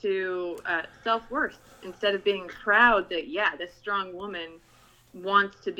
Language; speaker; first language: English; non-native, local second language; Filipino